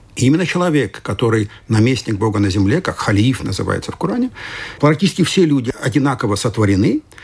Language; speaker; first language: Russian; non-native, fluent; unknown